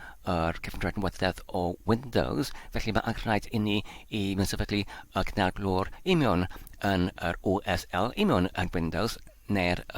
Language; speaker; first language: Welsh; non-native, learner; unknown